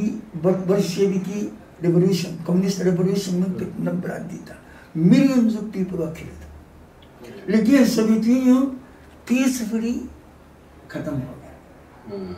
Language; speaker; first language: Hindi; non-native, fluent; Japanese